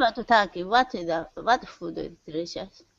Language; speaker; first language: English; non-native, learner; Japanese